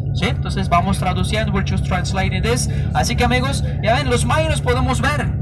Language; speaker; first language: Spanish; native; Spanish